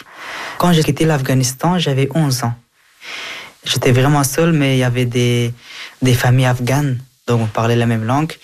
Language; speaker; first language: French; early bilingual, other home language; Persian